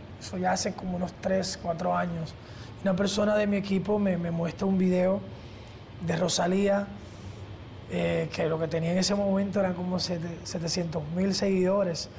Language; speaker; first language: Spanish; early bilingual, heritage; Spanish